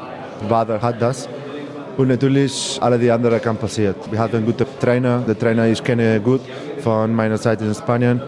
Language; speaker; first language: German; non-native, learner; Spanish